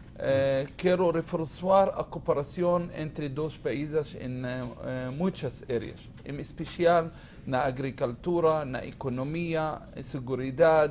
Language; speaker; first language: Spanish; non-native, learner; Hebrew